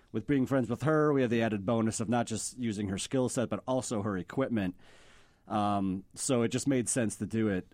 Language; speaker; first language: English; native; English